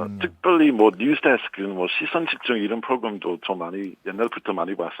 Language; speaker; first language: Korean; non-native, fluent; English